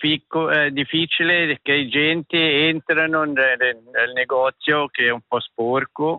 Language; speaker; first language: Italian; non-native, local second language; German